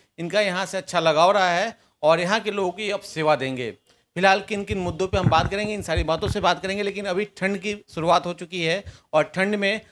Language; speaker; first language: Hindi; native; Hindi